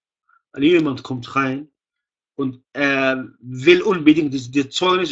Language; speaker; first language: German; non-native, fluent; Arabic